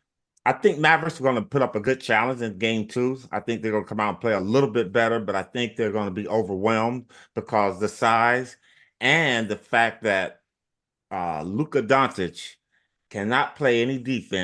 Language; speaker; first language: English; native; English